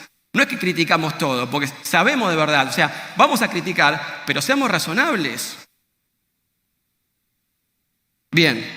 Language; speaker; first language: Spanish; native; Spanish